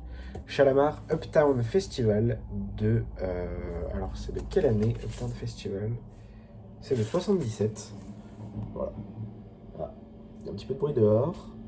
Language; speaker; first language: French; native; French